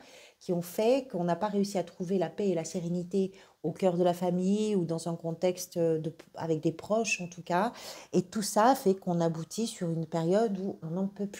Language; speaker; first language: French; native; French